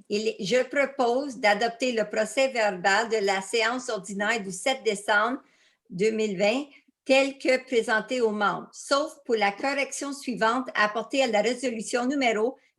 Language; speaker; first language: French; native; French